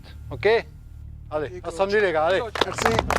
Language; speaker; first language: French; non-native, local second language; Dutch